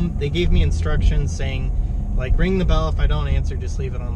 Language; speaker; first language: English; native; English